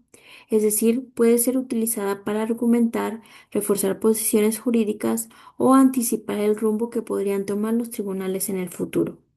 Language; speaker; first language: Spanish; native; Spanish